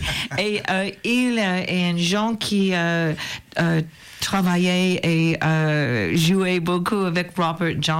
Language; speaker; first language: French; non-native, learner; English